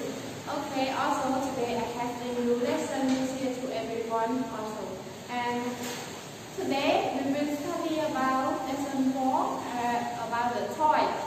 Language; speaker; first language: English; non-native, fluent; Khmer